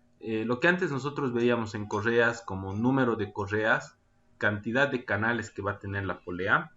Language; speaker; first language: Spanish; native; Spanish